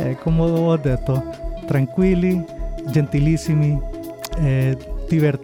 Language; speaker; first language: Italian; non-native, learner; Spanish